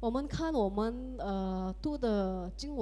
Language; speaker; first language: Chinese; early bilingual, heritage; Indonesian